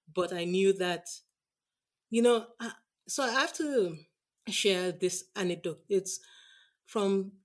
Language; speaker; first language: English; non-native, local second language; Yoruba